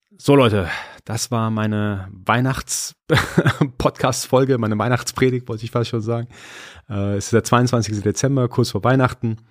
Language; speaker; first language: German; early bilingual, other home language; Persian